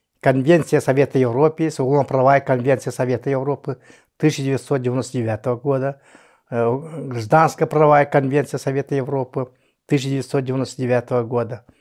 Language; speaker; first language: Russian; non-native, local second language; Yakut